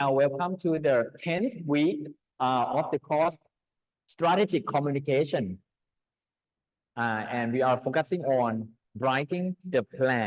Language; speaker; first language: English; non-native, fluent; Thai